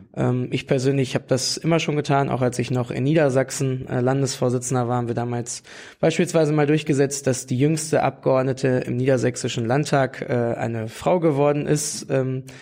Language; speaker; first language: German; native; German